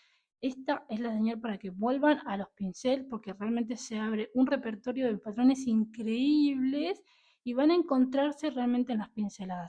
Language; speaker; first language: Spanish; native; Spanish